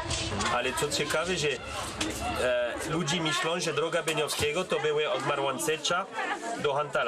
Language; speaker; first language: Polish; non-native, learner; Malagasy